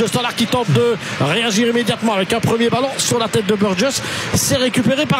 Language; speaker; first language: French; native; French